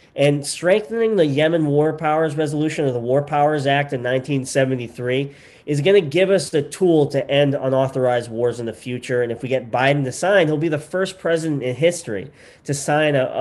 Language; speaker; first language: English; native; English